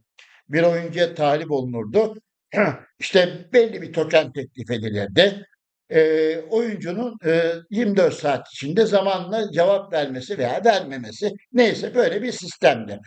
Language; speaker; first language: Turkish; native; Turkish